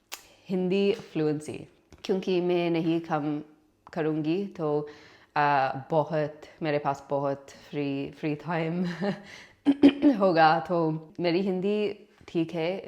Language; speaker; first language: Hindi; non-native, learner; English